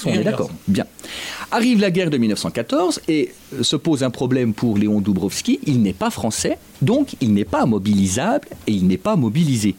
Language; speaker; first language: French; native; French